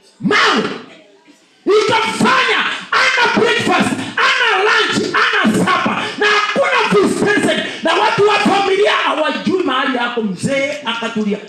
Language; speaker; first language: Swahili; non-native, local second language; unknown